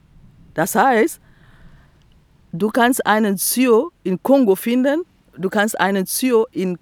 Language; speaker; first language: German; non-native, fluent; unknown